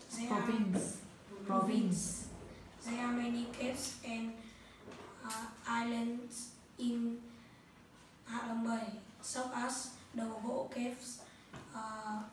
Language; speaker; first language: English; non-native, learner; Vietnamese